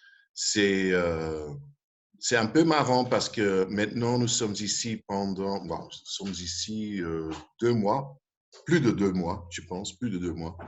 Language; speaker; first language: French; non-native, local second language; Dutch